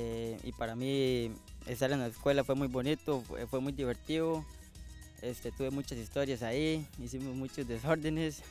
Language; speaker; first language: Spanish; early bilingual, heritage; Spanish